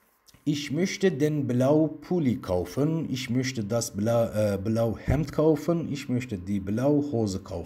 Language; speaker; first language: German; non-native, fluent; Turkish